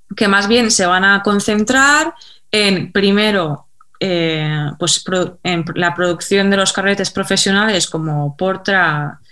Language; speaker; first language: Spanish; native; Spanish